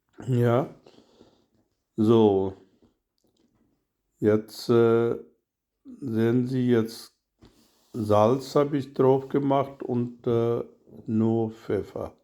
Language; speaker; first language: German; non-native, learner; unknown